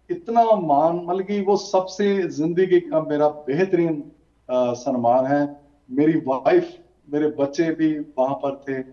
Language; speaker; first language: Hindi; native; Hindi